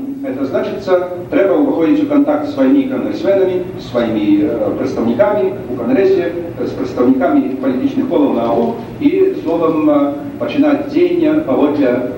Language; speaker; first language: Belarusian; native; Belarusian